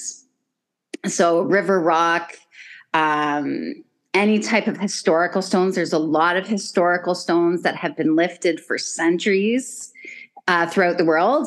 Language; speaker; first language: English; native; English